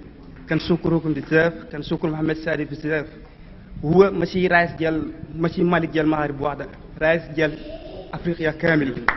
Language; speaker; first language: Arabic; non-native, learner; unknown